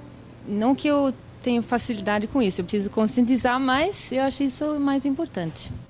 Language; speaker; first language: Portuguese; non-native, fluent; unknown